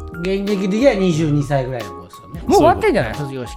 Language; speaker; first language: Japanese; native; Japanese